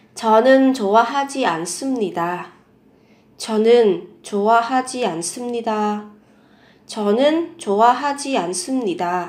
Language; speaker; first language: Korean; non-native, fluent; Vietnamese